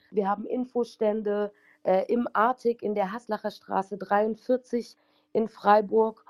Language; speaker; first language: German; native; German